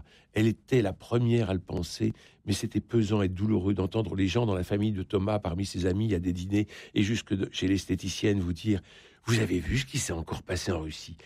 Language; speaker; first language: French; native; French